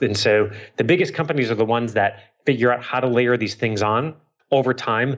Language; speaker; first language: English; native; English